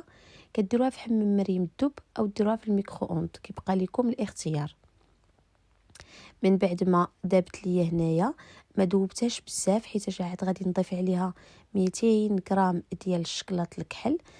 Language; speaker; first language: Arabic; native; Arabic